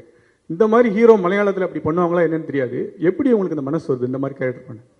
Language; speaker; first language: Tamil; native; Tamil